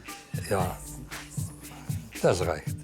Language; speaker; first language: German; non-native, fluent; Slovak